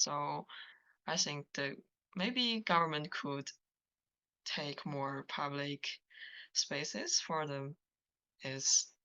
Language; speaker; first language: English; non-native, learner; Chinese